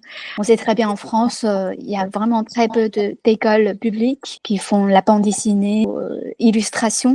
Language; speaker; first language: French; non-native, fluent; Chinese